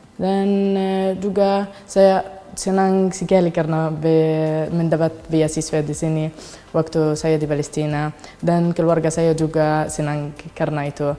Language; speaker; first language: Indonesian; non-native, learner; Arabic